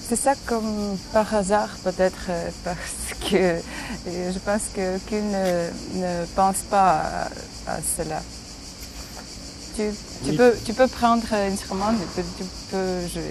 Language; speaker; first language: French; non-native, learner; Ukrainian